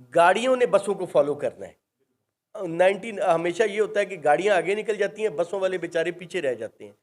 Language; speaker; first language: Urdu; non-native, local second language; Punjabi